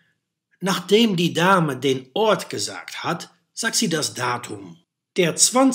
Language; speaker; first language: German; non-native, fluent; Dutch